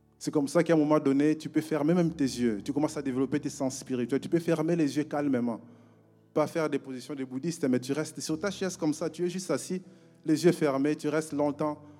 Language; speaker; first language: French; non-native, local second language; Lingala